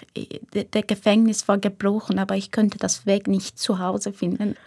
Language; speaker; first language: German; non-native, fluent; Persian